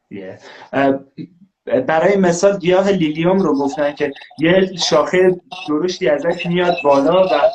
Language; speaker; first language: Persian; native; Persian